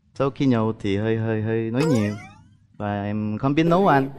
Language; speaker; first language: Vietnamese; non-native, fluent; Korean